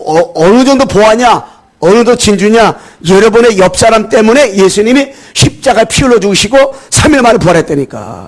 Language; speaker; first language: Korean; native; Korean